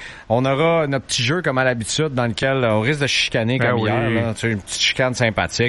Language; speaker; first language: French; native; French